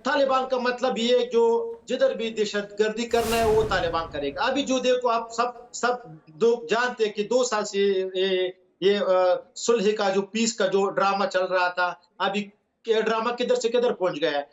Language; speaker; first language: Hindi; non-native, fluent; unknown